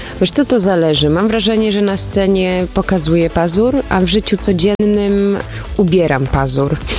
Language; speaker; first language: Polish; early bilingual, other home language; German